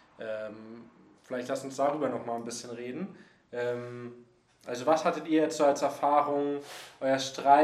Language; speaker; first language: German; native; German